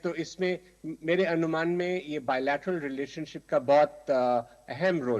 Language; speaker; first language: Hindi; native; Hindi